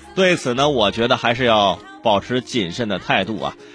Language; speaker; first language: Chinese; native; Chinese